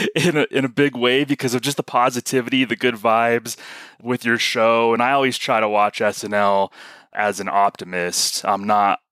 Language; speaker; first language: English; native; English